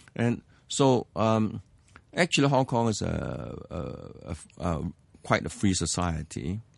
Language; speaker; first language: English; non-native, local second language; Cantonese